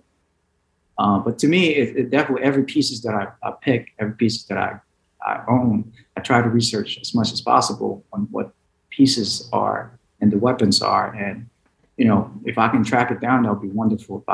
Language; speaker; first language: English; non-native, local second language; Filipino